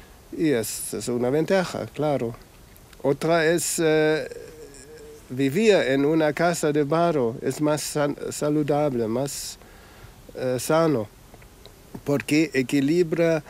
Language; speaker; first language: Spanish; non-native, fluent; German